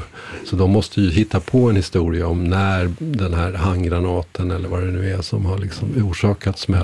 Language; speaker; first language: Swedish; native; Swedish